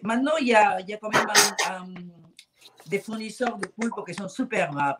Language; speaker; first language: French; non-native, fluent; Spanish